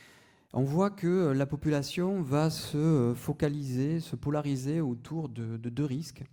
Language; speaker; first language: French; native; French